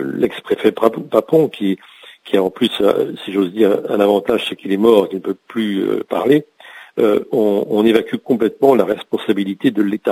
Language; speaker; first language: French; native; French